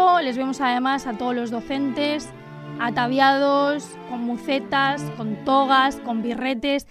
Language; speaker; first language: Spanish; native; Spanish